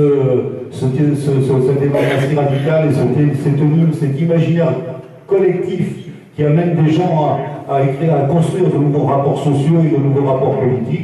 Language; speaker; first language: French; native; French